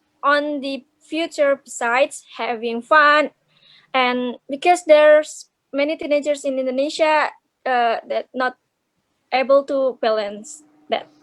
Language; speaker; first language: English; non-native, learner; Indonesian